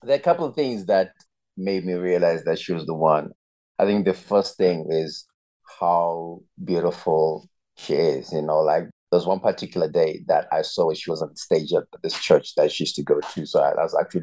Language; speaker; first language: English; non-native, local second language; Shona